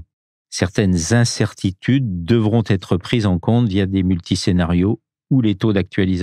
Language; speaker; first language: French; native; French